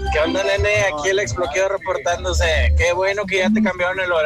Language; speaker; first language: Spanish; native; Spanish